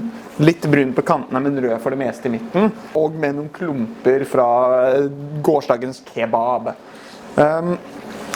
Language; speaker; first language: Norwegian; native; Norwegian